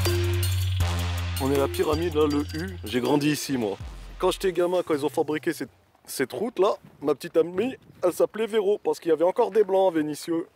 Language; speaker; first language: French; native; French